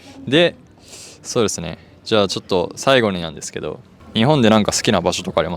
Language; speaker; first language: Japanese; native; Japanese